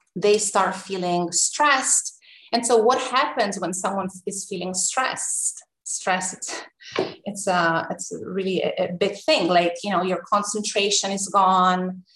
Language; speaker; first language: English; non-native, fluent; Italian